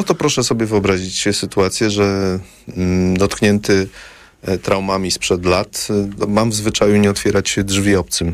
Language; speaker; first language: Polish; native; Polish